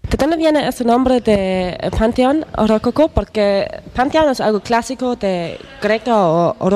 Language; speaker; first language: Spanish; non-native, learner; German